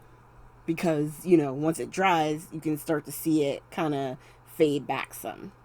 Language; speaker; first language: English; native; English